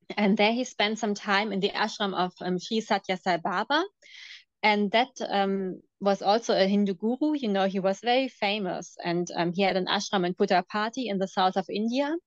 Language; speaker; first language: English; non-native, fluent; German